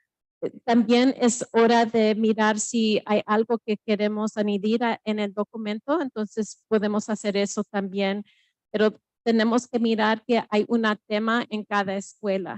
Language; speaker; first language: Spanish; early bilingual, heritage; Spanish